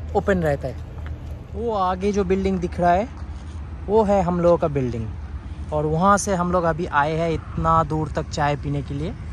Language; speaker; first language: Hindi; native; Hindi